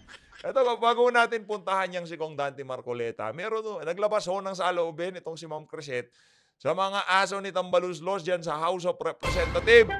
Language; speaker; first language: Filipino; native; Filipino